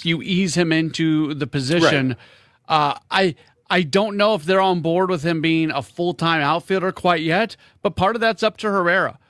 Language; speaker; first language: English; native; English